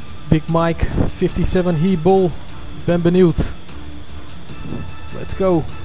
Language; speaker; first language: English; non-native, fluent; Turkish